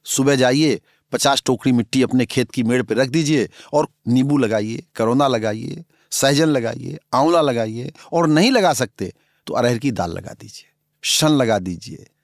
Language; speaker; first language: Hindi; native; Hindi